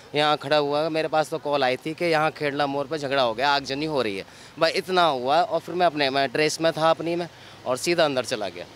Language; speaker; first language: Hindi; native; Hindi